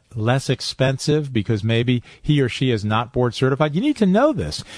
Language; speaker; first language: English; native; English